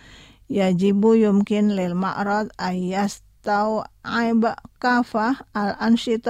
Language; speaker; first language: Arabic; non-native, fluent; Indonesian